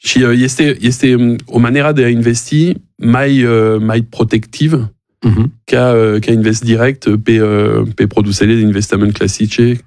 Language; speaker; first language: Romanian; non-native, learner; French